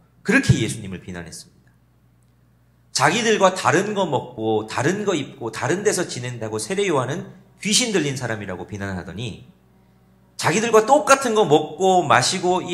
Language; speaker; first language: Korean; native; Korean